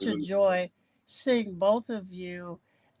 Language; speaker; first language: English; native; English